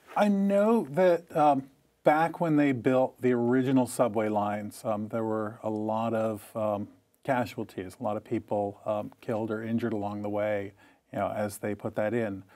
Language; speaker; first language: English; native; English